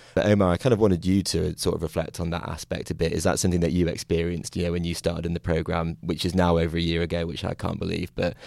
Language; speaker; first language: English; native; English